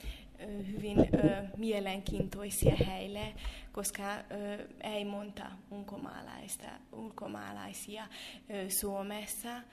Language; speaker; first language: Finnish; non-native, fluent; Hungarian